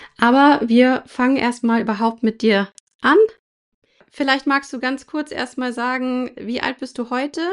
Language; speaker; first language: German; native; German